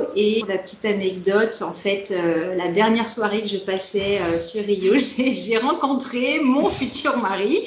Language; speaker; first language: French; native; French